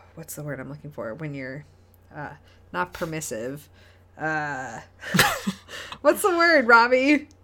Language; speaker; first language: English; native; English